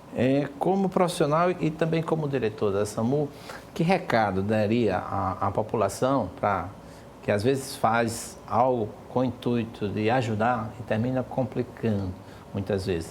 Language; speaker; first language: Portuguese; native; Portuguese